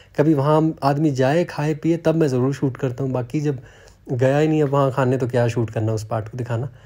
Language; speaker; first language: Hindi; native; Hindi